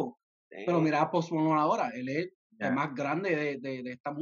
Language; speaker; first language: Spanish; early bilingual, heritage; Spanish